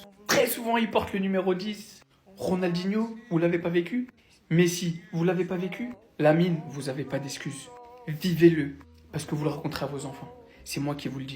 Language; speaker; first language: French; native; French